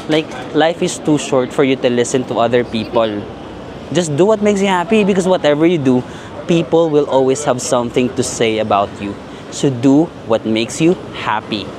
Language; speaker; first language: English; non-native, local second language; Filipino